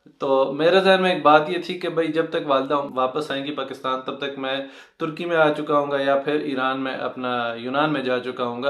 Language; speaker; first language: Hindi; non-native, local second language; Punjabi